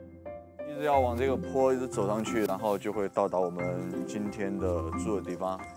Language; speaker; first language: Chinese; native; Chinese